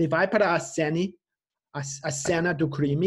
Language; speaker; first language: Portuguese; non-native, fluent; English